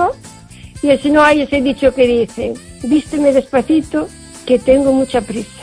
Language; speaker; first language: Spanish; native; Spanish